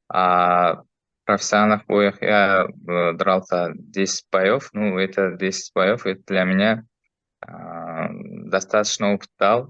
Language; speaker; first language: Russian; non-native, fluent; Uzbek